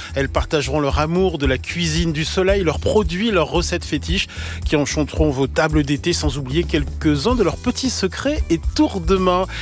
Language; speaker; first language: French; native; French